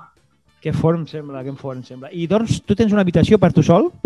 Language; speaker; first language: Catalan; native; Catalan